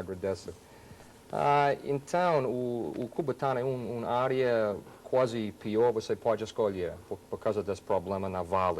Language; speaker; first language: Portuguese; non-native, fluent; English